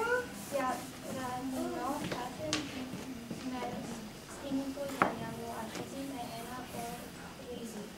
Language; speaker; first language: Greek; early bilingual, heritage; Greek